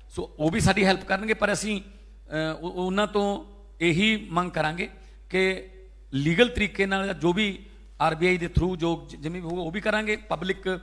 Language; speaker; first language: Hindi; non-native, local second language; Punjabi